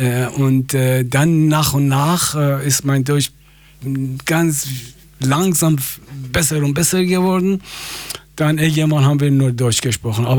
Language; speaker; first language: German; non-native, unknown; Persian